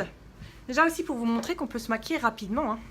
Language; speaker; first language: French; native; French